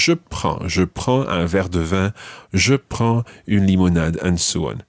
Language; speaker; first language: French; non-native, fluent; English